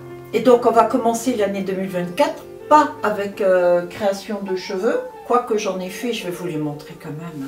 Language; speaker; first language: French; native; French